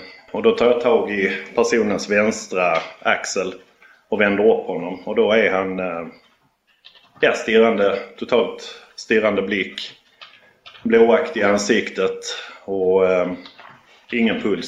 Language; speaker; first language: Swedish; native; Swedish